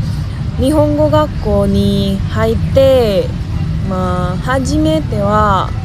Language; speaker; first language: Japanese; non-native, learner; Indonesian